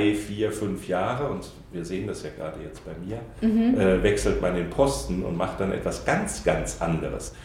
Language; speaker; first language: German; native; German